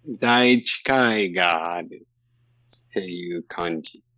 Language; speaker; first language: Japanese; non-native, learner; English